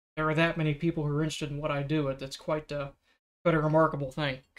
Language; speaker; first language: English; native; English